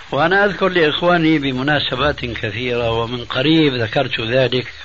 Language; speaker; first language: Arabic; early bilingual, other home language; Albanian